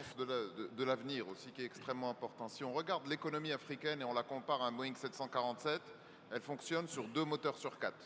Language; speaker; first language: French; non-native, local second language; Arabic